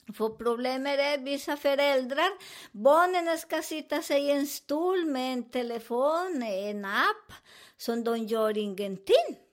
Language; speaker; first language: Swedish; non-native, learner; Spanish